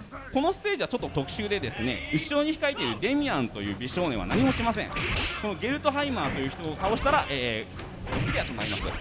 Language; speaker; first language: Japanese; native; Japanese